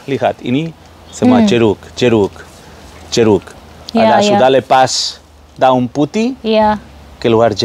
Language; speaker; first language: Indonesian; non-native, learner; Spanish